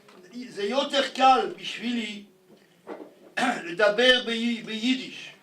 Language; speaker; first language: Hebrew; non-native, fluent; Yiddish